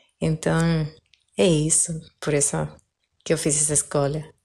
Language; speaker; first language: Portuguese; non-native, fluent; Spanish